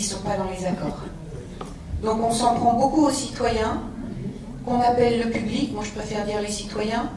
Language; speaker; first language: French; native; French